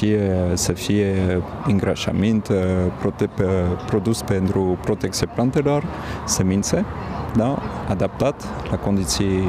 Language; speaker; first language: Romanian; non-native, fluent; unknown